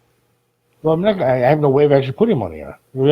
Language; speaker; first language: English; native; English